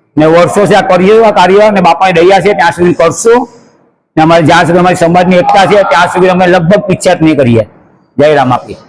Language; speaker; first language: Gujarati; native; Gujarati